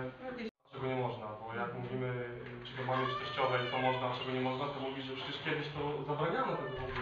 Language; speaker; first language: Polish; native; Polish